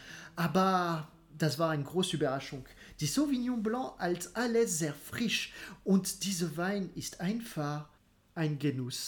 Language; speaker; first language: German; non-native, fluent; French